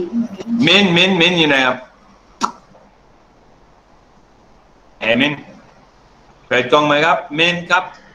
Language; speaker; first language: Thai; non-native, learner; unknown